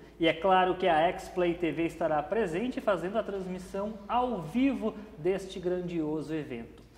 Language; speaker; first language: Portuguese; native; Portuguese